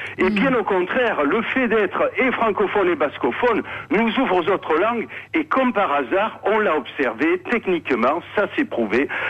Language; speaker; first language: French; non-native, local second language; Basque